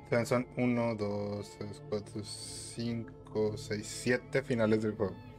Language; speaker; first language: Spanish; native; Spanish